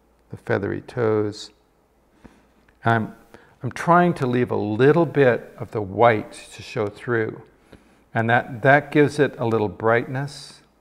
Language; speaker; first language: English; native; English